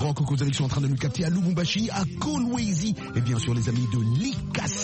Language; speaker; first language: French; non-native, local second language; Lingala